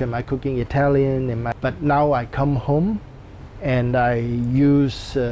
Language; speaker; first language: English; non-native, local second language; Cantonese